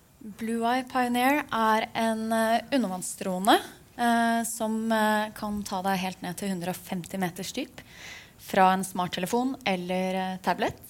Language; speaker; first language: Norwegian; native; Norwegian